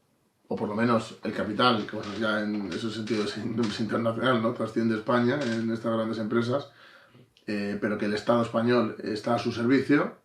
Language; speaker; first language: Spanish; native; Spanish